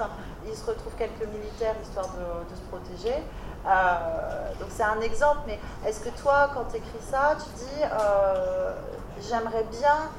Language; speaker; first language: French; native; French